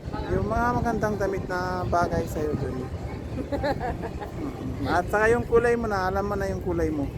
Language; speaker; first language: Filipino; non-native, learner; Persian